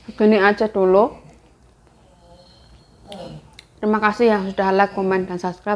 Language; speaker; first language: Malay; non-native, local second language; Javanese